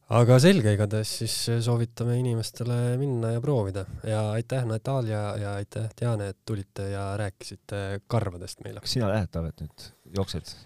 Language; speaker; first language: Estonian; non-native, local second language; Russian